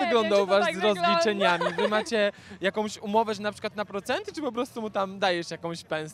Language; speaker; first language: Polish; native; Polish